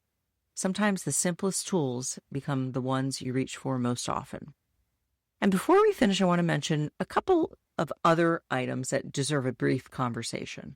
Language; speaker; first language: English; native; English